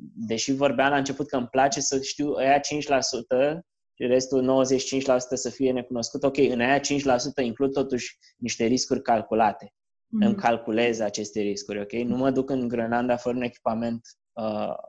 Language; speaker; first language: Romanian; native; Romanian